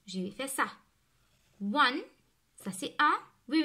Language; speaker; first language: French; non-native, local second language; Morisyen